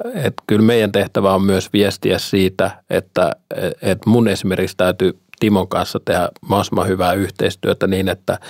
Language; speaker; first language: Finnish; native; Finnish